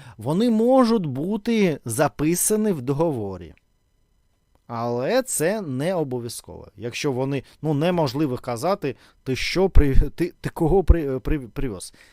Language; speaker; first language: Ukrainian; non-native, local second language; Russian